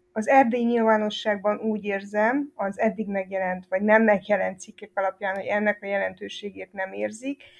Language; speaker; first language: Hungarian; native; Hungarian